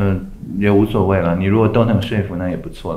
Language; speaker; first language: Chinese; native; Chinese